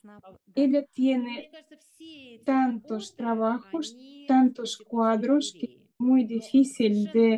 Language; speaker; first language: Spanish; non-native, fluent; Russian